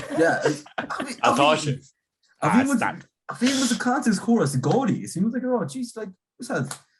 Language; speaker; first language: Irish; native; Irish